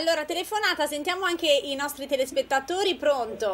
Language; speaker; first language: Italian; native; Italian